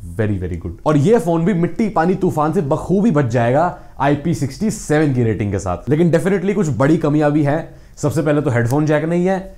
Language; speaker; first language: Hindi; native; Hindi